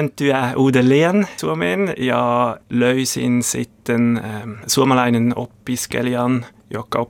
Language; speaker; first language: Finnish; non-native, learner; German